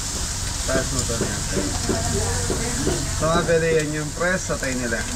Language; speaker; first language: Filipino; native; Filipino